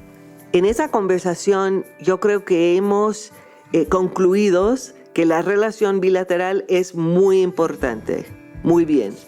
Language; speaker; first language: Spanish; non-native, fluent; English